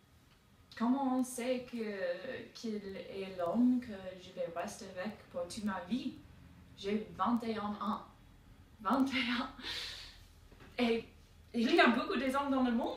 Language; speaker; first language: French; non-native, learner; English